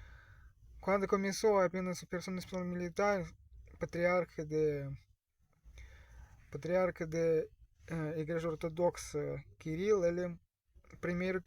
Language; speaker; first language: Portuguese; non-native, learner; Russian